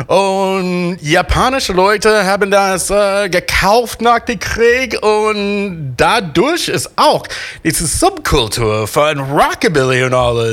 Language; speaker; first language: German; non-native, learner; English